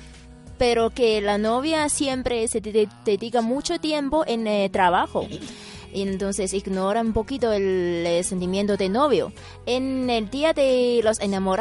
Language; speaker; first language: Spanish; non-native, fluent; Chinese